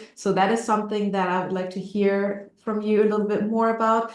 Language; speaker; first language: English; non-native, fluent; German